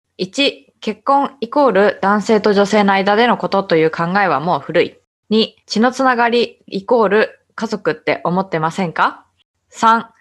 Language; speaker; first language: Japanese; early bilingual, heritage; Japanese